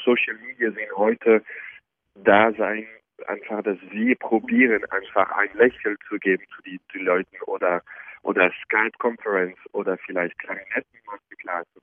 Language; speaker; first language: German; non-native, fluent; French